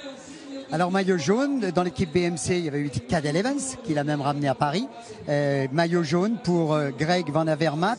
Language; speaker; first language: French; native; French